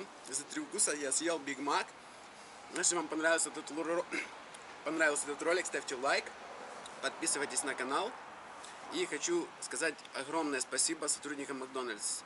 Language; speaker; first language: Russian; native; Russian